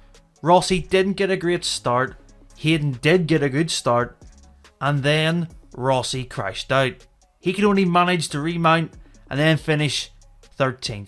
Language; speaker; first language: English; native; English